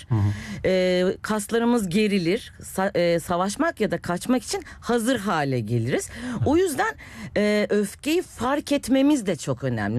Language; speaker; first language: Turkish; native; Turkish